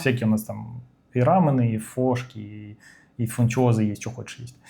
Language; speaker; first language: Russian; native; Russian